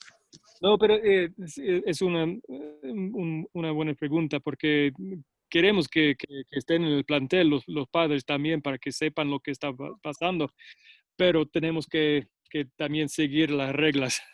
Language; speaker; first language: Spanish; non-native, fluent; English